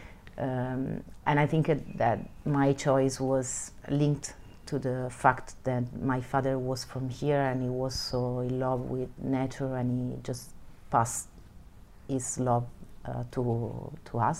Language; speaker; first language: English; non-native, fluent; Italian